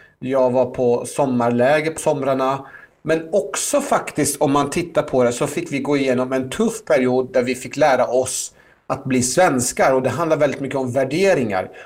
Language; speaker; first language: Swedish; early bilingual, other home language; Persian